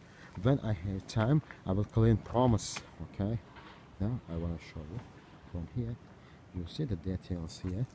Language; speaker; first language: English; non-native, learner; Turkish